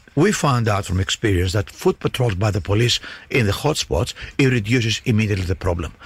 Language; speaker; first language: English; non-native, fluent; Greek